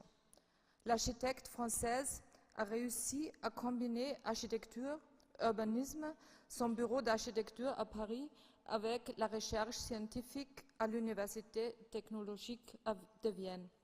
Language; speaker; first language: French; non-native, fluent; German